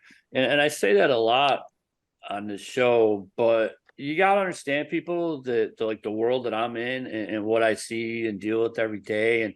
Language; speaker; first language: English; native; English